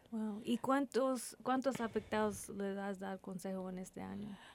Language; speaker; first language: Spanish; early bilingual, heritage; Spanish